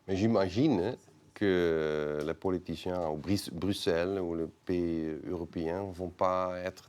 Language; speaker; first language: French; non-native, fluent; Dutch